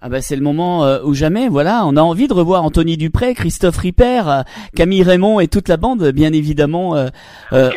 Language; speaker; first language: French; native; French